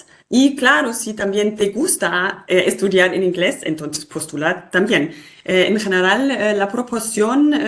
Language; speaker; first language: Spanish; non-native, fluent; German